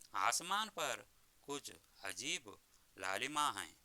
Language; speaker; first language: Hindi; non-native, local second language; Telugu